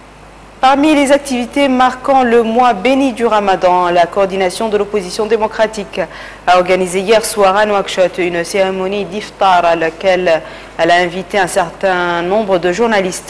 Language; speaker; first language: French; non-native, local second language; Arabic